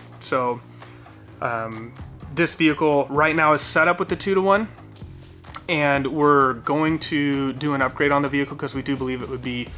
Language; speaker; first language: English; native; English